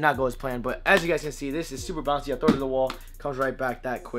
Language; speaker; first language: English; native; English